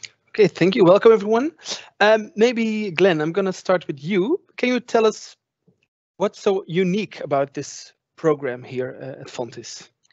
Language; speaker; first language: English; non-native, fluent; Dutch